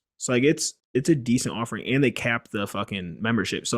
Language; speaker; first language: English; native; English